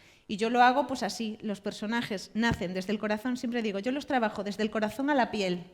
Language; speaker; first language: Spanish; native; Spanish